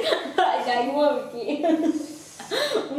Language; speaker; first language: Italian; native; Italian